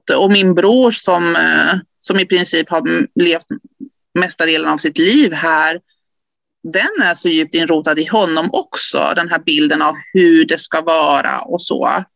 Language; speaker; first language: Swedish; early bilingual, other home language; Spanish